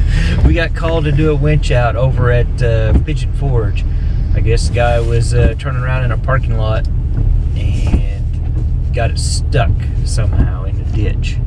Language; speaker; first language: English; native; English